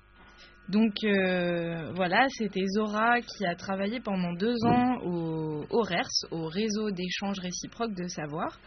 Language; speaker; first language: French; native; French